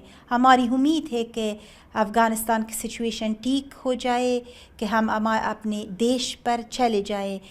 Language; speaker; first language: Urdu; non-native, learner; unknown